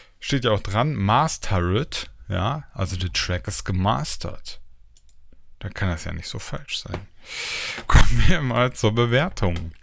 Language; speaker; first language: German; native; German